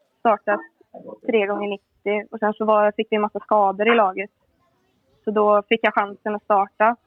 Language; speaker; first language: Swedish; native; Swedish